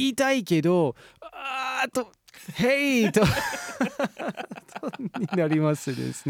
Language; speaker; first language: Japanese; non-native, fluent; English